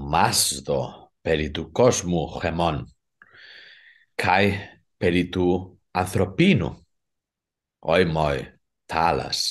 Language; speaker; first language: Greek; non-native, fluent; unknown